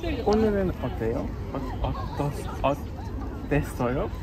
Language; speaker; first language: Korean; non-native, learner; English